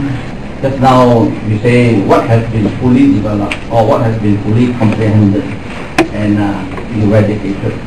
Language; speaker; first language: English; non-native, local second language; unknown